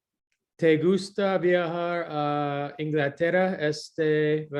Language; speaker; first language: Spanish; non-native, learner; English